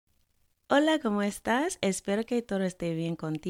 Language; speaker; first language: Spanish; non-native, fluent; English